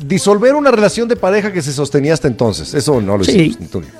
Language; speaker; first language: Spanish; native; Spanish